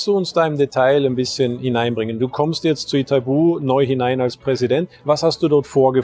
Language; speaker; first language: German; native; German